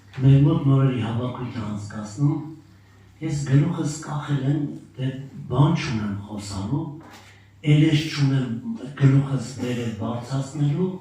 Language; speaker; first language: Armenian; native; Armenian